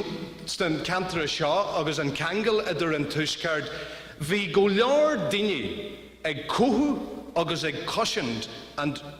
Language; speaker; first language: Irish; non-native, learner; English